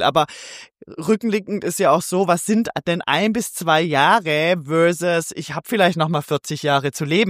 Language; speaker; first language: German; native; German